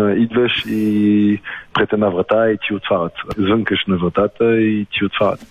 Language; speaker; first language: Bulgarian; early bilingual, heritage; Bulgarian